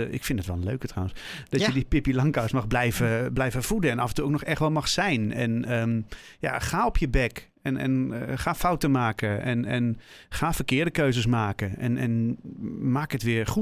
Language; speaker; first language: Dutch; native; Dutch